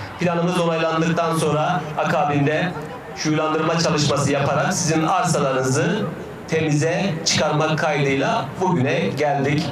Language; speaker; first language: Turkish; native; Turkish